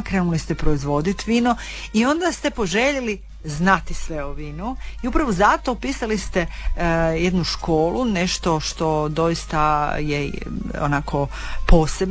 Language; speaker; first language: Serbian; native; Serbian